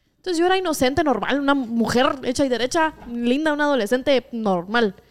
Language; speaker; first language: Spanish; native; Spanish